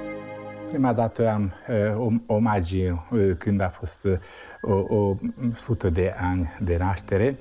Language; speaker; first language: Romanian; non-native, local second language; Hungarian